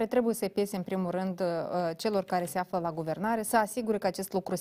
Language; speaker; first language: Romanian; native; Romanian